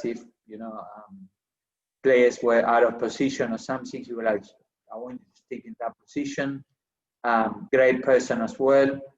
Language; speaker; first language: English; non-native, fluent; Spanish